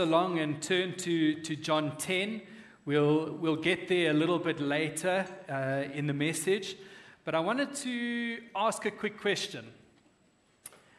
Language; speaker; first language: English; native; English